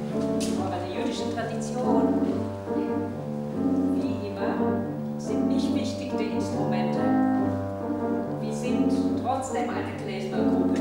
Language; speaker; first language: German; non-native, fluent; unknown